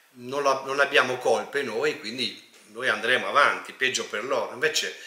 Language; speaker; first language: Italian; native; Italian